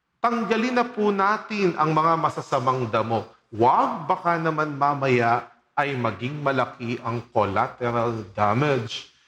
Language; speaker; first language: Filipino; native; Filipino